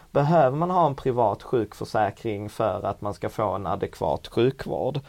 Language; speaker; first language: Swedish; early bilingual, other home language; Czech